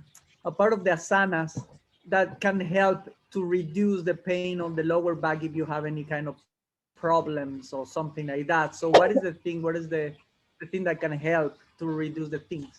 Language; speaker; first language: English; non-native, learner; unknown